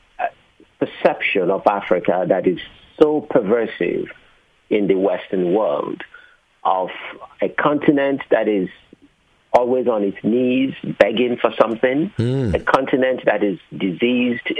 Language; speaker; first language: English; non-native, local second language; Igbo